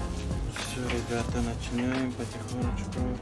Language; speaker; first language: Russian; non-native, learner; Turkmen